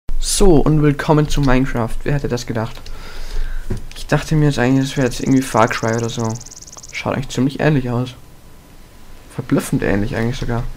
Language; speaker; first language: German; native; German